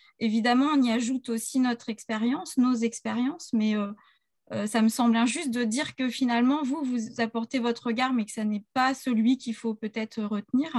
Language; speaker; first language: French; native; French